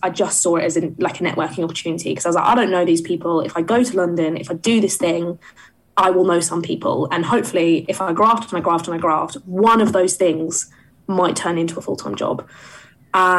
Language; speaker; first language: English; native; English